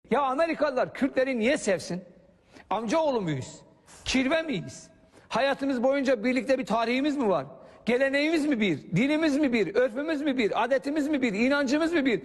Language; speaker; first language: Turkish; non-native, local second language; Kurdish